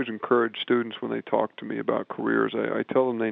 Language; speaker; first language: English; native; English